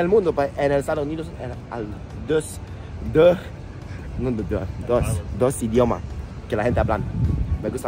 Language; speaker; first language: Spanish; non-native, learner; Romanian